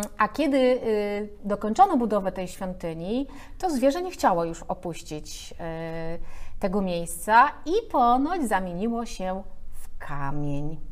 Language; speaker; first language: Polish; native; Polish